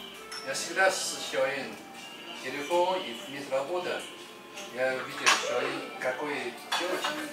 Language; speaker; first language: Russian; non-native, learner; Chinese